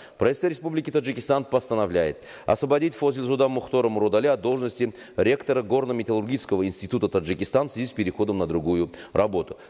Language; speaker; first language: Russian; non-native, local second language; Tajik